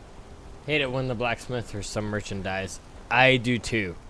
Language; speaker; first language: English; native; English